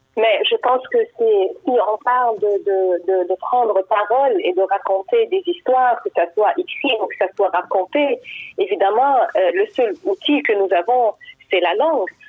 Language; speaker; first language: French; non-native, fluent; Arabic